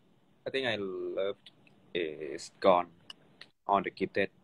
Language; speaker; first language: English; non-native, learner; Thai